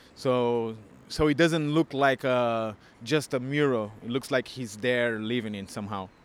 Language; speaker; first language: English; non-native, fluent; Portuguese